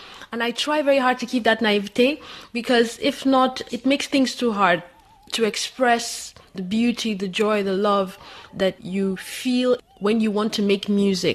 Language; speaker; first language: English; non-native, local second language; Yoruba